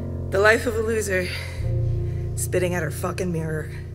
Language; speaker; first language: English; native; English